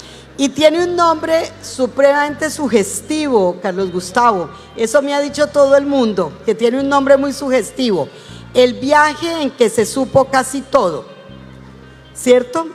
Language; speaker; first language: Spanish; native; Spanish